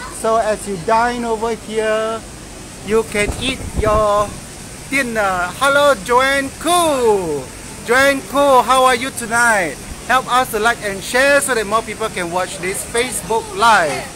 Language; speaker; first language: English; non-native, local second language; Chinese